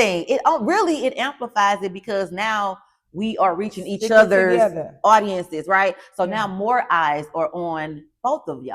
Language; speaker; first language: English; native; English